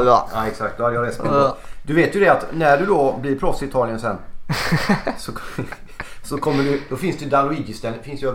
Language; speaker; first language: Swedish; native; Swedish